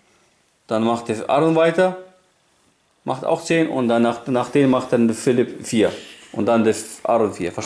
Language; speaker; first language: German; native; German